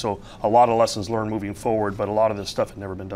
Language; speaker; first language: English; native; English